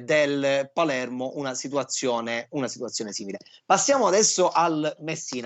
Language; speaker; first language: Italian; native; Italian